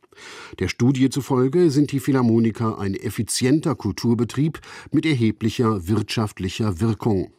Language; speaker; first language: German; native; German